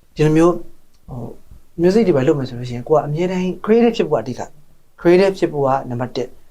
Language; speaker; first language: Burmese; native; Burmese